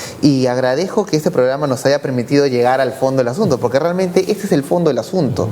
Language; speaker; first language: Spanish; native; Spanish